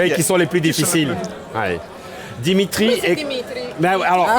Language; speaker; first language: French; native; French